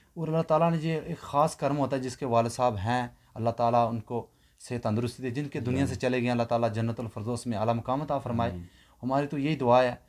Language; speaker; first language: Urdu; non-native, local second language; Punjabi